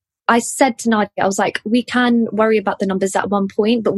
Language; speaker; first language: English; native; English